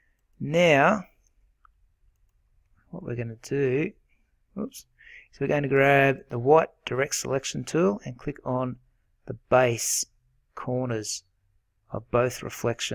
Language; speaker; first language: English; native; English